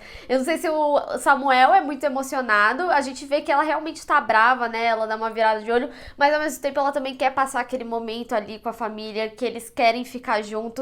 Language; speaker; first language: Portuguese; native; Portuguese